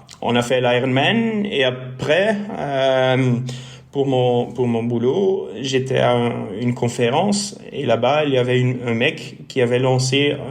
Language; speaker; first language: French; non-native, local second language; Dutch